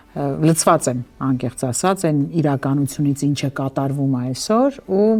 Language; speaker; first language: Armenian; native; Armenian